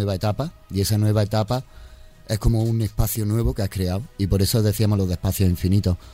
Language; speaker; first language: Spanish; native; Spanish